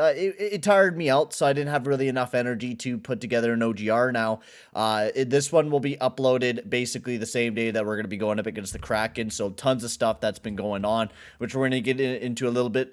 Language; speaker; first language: English; native; English